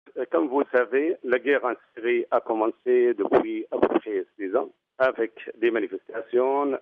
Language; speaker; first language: French; non-native, fluent; Arabic